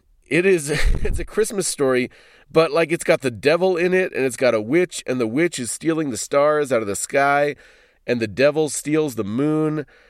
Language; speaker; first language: English; native; English